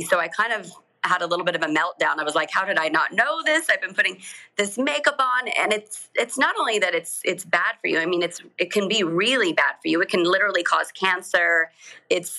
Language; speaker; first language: English; native; English